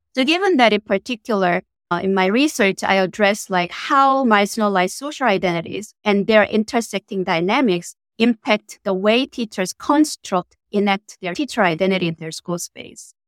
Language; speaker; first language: English; non-native, fluent; Korean